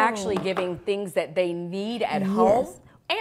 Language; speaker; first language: English; native; English